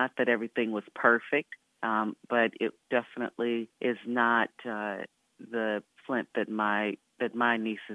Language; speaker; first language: English; native; English